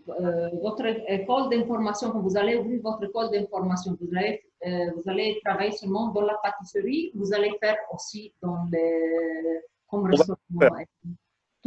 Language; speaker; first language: French; non-native, fluent; Arabic